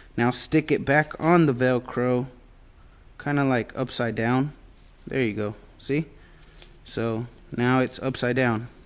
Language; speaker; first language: English; native; English